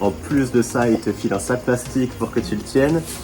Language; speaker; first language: French; native; French